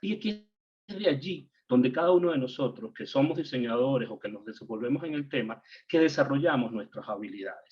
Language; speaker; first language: Spanish; native; Spanish